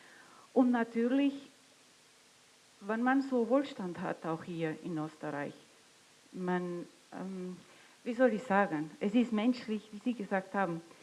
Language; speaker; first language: German; non-native, fluent; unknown